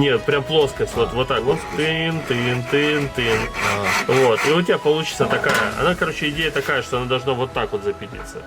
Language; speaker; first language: Russian; native; Russian